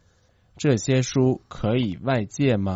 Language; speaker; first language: Chinese; non-native, fluent; Croatian